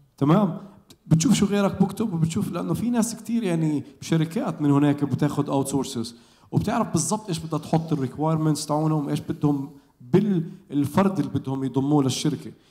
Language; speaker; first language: Arabic; native; Arabic